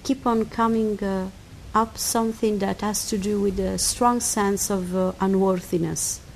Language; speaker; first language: English; non-native, learner; Italian